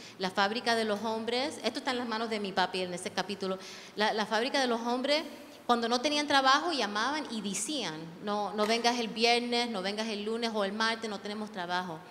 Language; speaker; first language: Spanish; early bilingual, heritage; Spanish